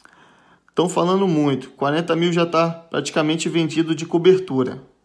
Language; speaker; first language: Portuguese; native; Portuguese